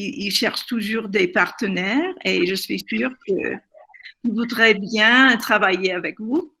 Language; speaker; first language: French; non-native, fluent; English